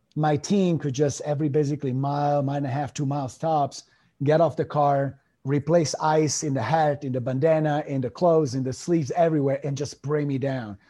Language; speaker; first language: English; non-native, fluent; Italian